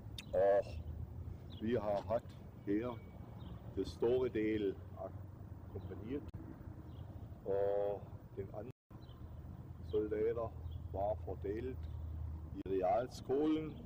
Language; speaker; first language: Danish; non-native, fluent; German